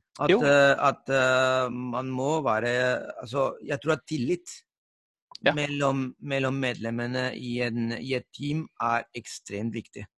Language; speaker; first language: Norwegian; non-native, fluent; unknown